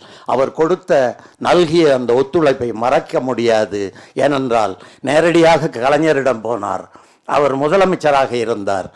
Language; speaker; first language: Tamil; native; Tamil